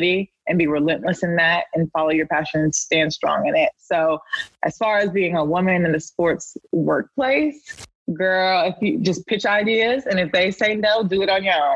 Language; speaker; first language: English; native; English